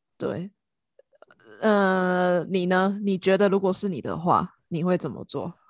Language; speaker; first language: Chinese; native; Chinese